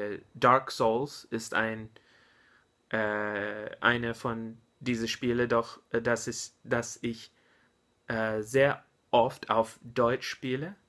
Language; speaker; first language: German; non-native, learner; English